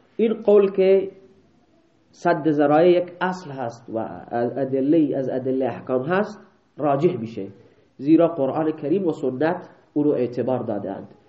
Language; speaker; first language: Persian; non-native, local second language; Baluchi